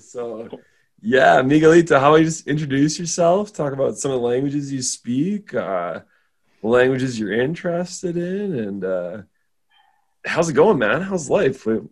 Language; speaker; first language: English; native; English